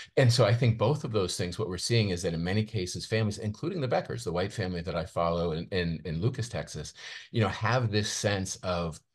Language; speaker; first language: English; native; English